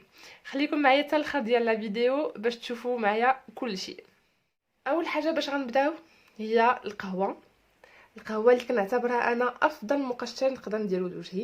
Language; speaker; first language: Arabic; native; Arabic